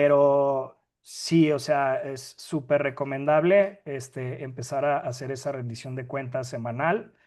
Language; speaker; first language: Spanish; native; Spanish